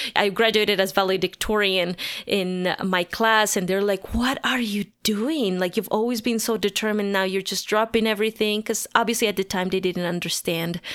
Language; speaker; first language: English; non-native, fluent; Spanish